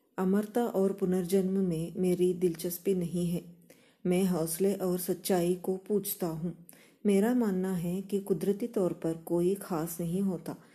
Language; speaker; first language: Hindi; non-native, local second language; Kannada